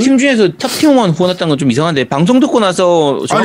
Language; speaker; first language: Korean; native; Korean